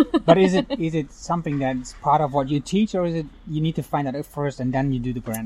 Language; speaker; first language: English; non-native, fluent; Dutch